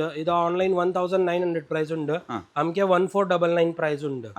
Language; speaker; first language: Malayalam; non-native, fluent; Hindi